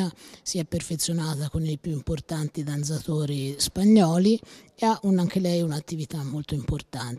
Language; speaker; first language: Italian; native; Italian